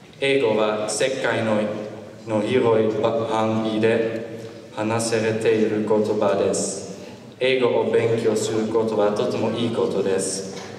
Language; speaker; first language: Japanese; non-native, learner; Dutch